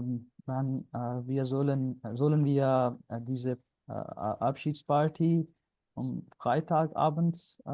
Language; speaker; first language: German; non-native, learner; Punjabi